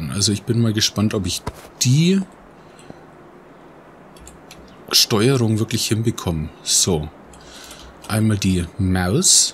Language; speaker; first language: German; native; German